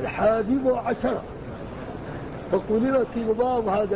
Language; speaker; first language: Arabic; native; Arabic